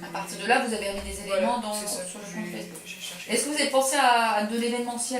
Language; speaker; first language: French; native; French